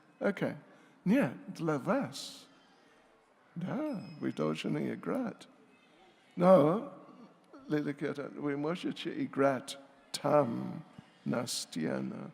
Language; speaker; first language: Russian; non-native, learner; English